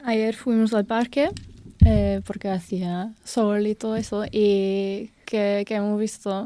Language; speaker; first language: Spanish; non-native, learner; German